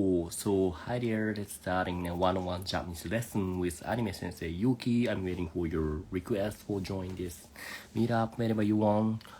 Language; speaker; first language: English; non-native, fluent; Japanese